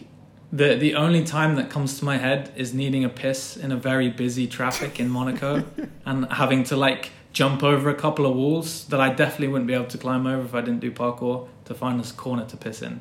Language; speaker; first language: English; native; English